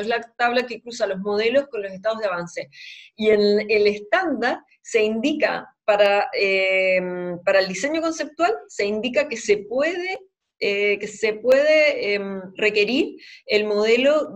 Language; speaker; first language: Spanish; native; Spanish